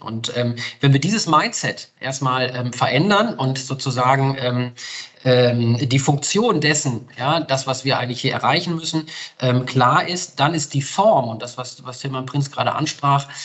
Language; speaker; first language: German; native; German